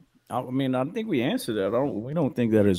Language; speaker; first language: English; native; English